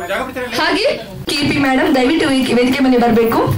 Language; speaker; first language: Kannada; native; Kannada